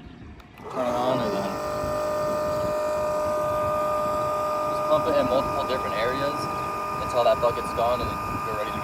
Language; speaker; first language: English; native; English